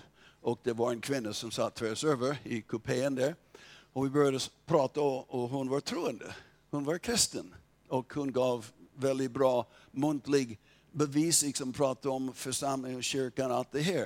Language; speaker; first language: Swedish; non-native, fluent; English